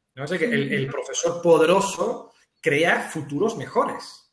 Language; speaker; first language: Spanish; non-native, fluent; Dutch